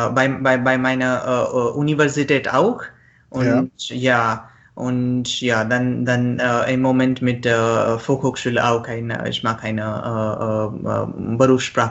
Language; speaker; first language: German; non-native, learner; Marathi